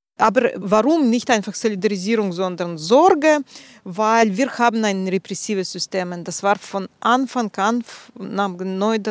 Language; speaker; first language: German; non-native, fluent; Russian